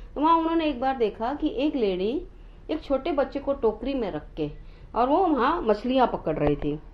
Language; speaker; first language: Hindi; non-native, local second language; Marathi